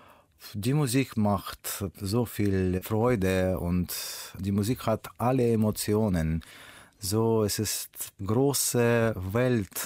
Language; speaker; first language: German; non-native, learner; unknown